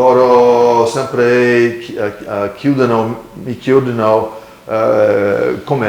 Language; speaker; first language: Italian; non-native, learner; English